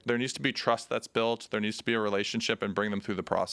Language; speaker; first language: English; native; English